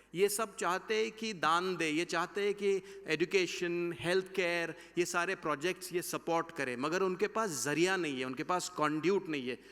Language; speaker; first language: Hindi; non-native, local second language; Marathi